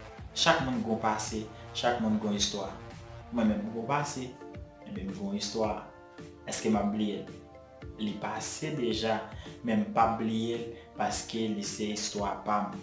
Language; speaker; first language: French; non-native, learner; Haitian Creole